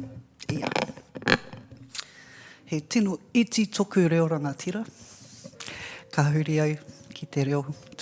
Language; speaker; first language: Māori; non-native, local second language; English